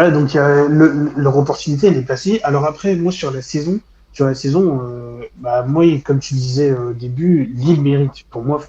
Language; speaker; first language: French; native; French